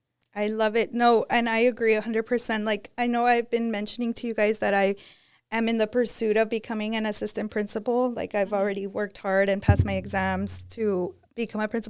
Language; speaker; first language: English; early bilingual, other home language; Spanish